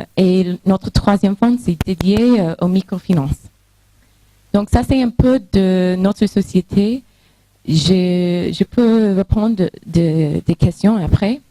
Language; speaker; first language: French; non-native, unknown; English